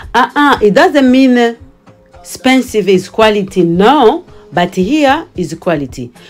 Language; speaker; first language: English; non-native, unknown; Lingala